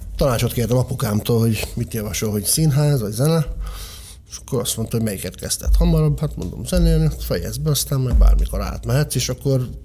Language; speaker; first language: Hungarian; native; Hungarian